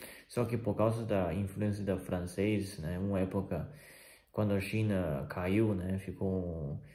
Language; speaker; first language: Portuguese; non-native, fluent; Chinese